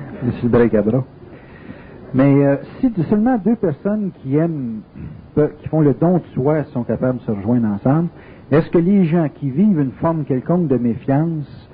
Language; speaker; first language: French; native; French